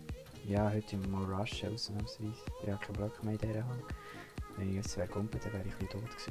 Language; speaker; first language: German; native; German